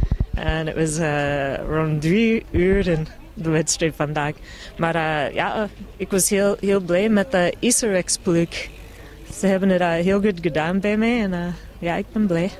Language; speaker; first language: Dutch; non-native, fluent; English